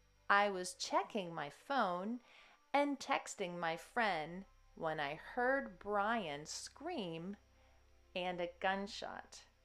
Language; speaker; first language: English; native; English